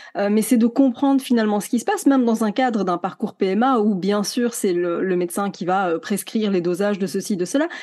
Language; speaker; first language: French; native; French